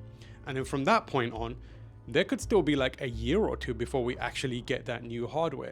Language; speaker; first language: English; native; English